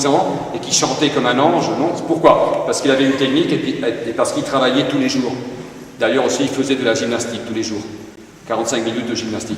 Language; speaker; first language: French; non-native, fluent; Spanish